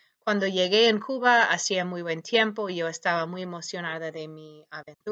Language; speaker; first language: Spanish; non-native, fluent; English